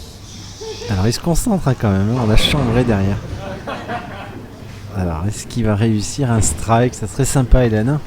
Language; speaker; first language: French; native; French